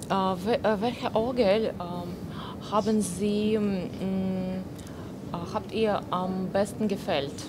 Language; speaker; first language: German; non-native, learner; Russian